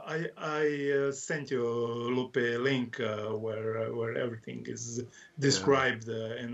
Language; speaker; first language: English; non-native, learner; Croatian